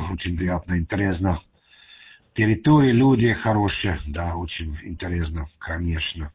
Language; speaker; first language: Russian; non-native, learner; German